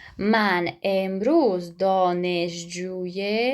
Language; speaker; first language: Persian; non-native, fluent; Ukrainian